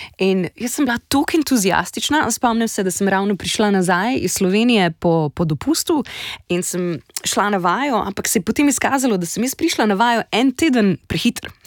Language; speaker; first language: Slovenian; native; Slovenian